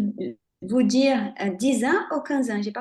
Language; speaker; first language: French; non-native, fluent; Portuguese